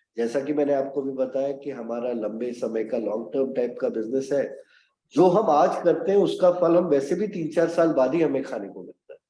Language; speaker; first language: Hindi; native; Hindi